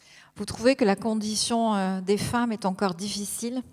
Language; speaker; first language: French; native; French